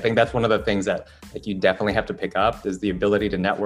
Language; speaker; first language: English; non-native, local second language; Filipino